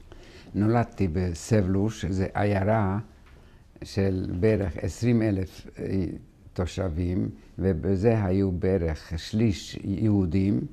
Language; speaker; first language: Hebrew; non-native, fluent; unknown